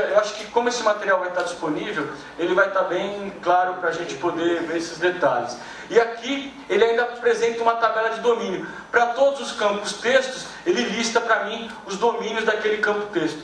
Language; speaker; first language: Portuguese; native; Portuguese